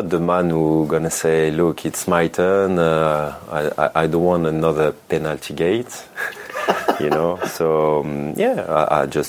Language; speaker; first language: English; non-native, fluent; French